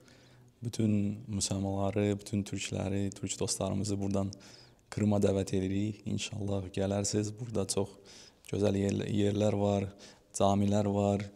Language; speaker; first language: Turkish; non-native, learner; Azerbaijani